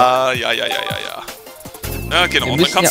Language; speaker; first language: German; native; German